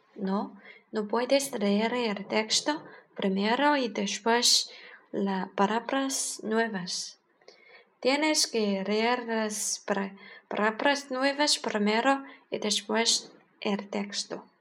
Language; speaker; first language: Spanish; non-native, learner; Chinese